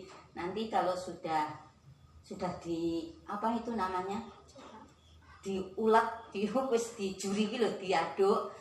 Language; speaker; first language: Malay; non-native, local second language; Javanese